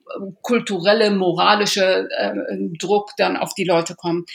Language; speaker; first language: German; early bilingual, other home language; Persian